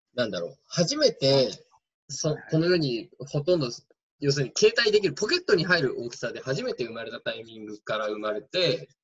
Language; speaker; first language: Japanese; native; Japanese